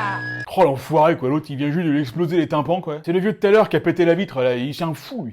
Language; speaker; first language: French; native; French